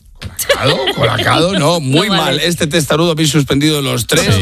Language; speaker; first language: Spanish; native; Spanish